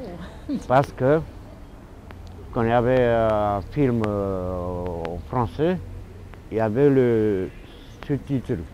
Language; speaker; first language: French; non-native, fluent; Romanian